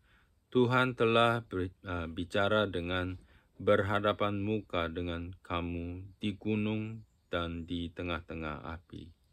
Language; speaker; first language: Indonesian; non-native, fluent; Japanese